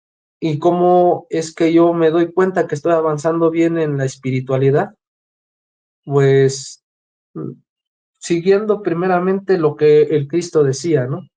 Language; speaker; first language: Spanish; native; Spanish